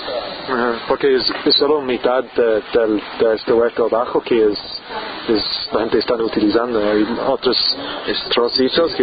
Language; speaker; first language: Spanish; non-native, learner; English